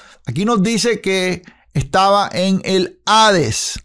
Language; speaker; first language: Spanish; native; Spanish